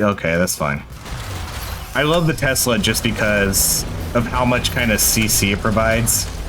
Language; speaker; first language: English; native; English